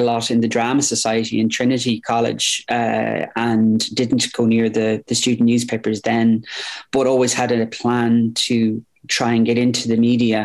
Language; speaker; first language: English; native; English